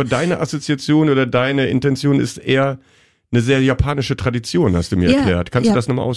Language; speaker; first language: German; native; German